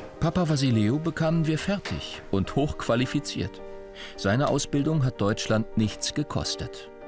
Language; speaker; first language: German; native; German